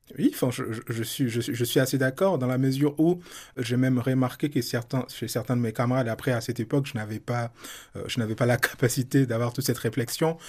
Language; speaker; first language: French; non-native, local second language; Soninke